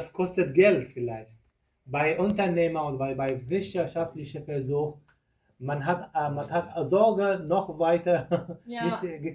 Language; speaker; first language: German; non-native, learner; Kurdish